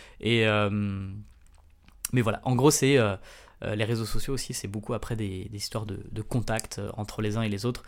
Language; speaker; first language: French; native; French